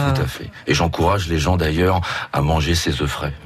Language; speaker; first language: French; native; French